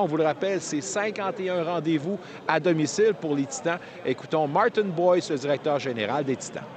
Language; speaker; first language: French; native; French